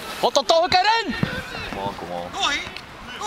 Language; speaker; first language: Dutch; native; Dutch